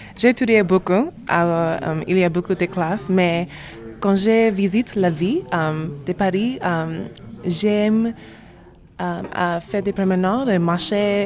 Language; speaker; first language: French; non-native, learner; English